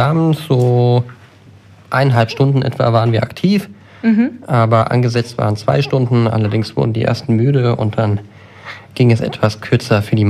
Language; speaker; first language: German; native; German